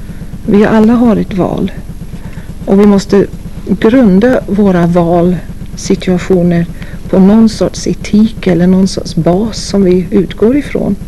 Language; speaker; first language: Swedish; non-native, fluent; English